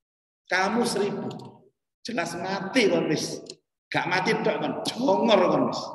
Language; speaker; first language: Indonesian; native; Indonesian